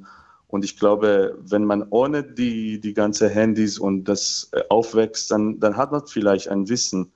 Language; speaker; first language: German; non-native, fluent; Hebrew